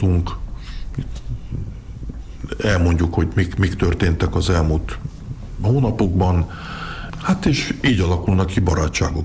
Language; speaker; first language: Hungarian; early bilingual, heritage; Hungarian